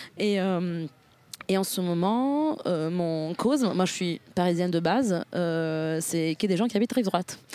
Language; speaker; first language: French; non-native, fluent; Italian